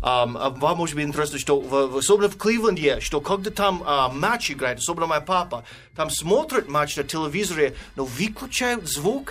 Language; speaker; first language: Russian; non-native, fluent; English